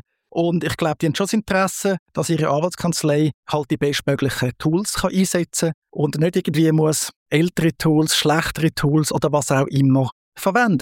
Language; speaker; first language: German; native; German